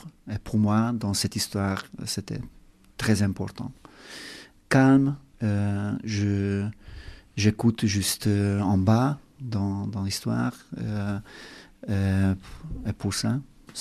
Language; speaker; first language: French; non-native, learner; Hungarian